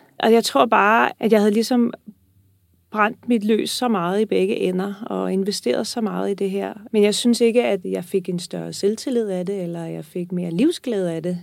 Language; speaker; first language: Danish; native; Danish